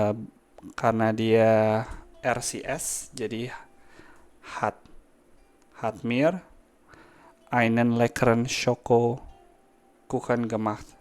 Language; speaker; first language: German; non-native, fluent; Indonesian